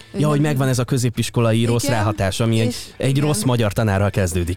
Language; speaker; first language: Hungarian; native; Hungarian